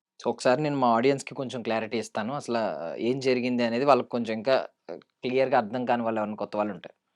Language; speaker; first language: Telugu; native; Telugu